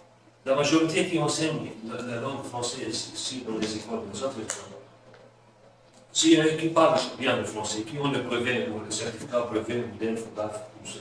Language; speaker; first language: French; non-native, fluent; Arabic